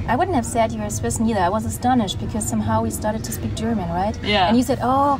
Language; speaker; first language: English; non-native, fluent; German